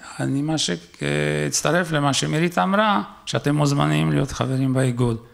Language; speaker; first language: Hebrew; native; Hebrew